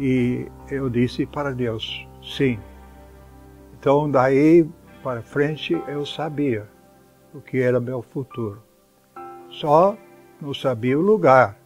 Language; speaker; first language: Portuguese; non-native, fluent; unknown